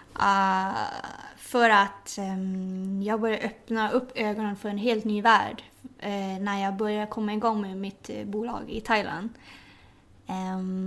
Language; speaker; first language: Swedish; early bilingual, other home language; Thai